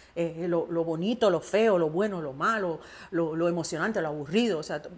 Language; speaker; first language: Spanish; native; Spanish